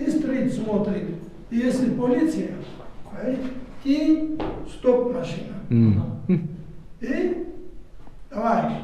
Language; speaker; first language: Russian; non-native, local second language; Georgian